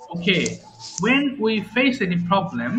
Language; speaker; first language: English; non-native, fluent; Bangla